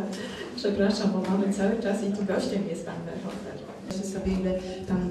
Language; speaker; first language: Polish; native; Polish